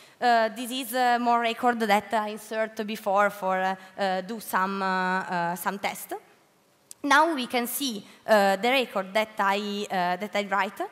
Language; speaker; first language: English; non-native, learner; Italian